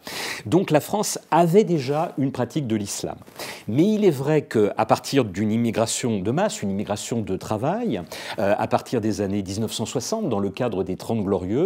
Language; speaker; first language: French; native; French